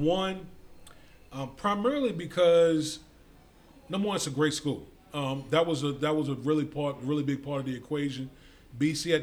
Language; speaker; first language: English; native; English